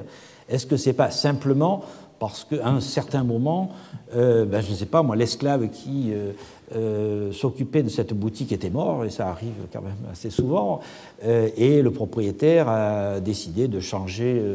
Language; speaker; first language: French; native; French